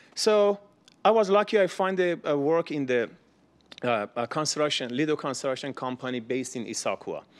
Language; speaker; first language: English; non-native, learner; Persian